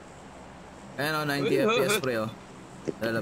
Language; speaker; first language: Filipino; native; Filipino